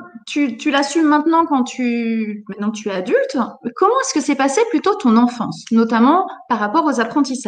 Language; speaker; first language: French; native; French